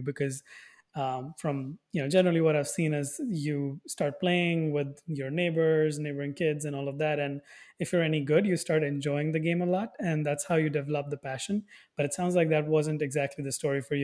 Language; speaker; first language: English; non-native, local second language; Hindi